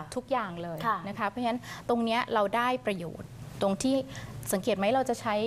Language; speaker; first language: Thai; native; Thai